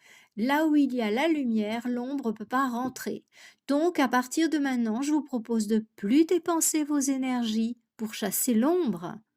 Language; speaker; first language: French; native; French